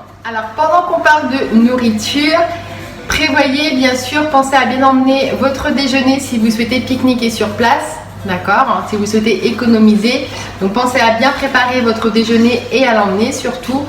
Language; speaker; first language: French; native; French